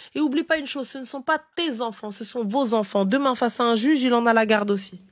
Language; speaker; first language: French; early bilingual, other home language; Arabic